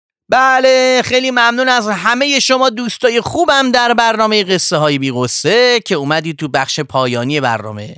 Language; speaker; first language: Persian; native; Persian